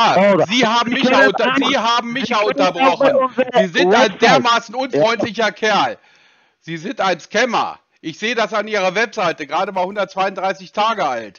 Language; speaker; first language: German; native; German